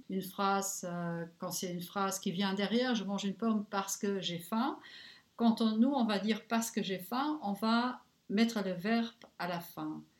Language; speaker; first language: French; non-native, local second language; Luxembourgish